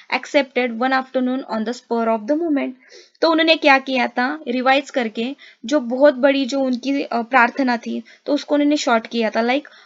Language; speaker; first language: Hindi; non-native, local second language; Marathi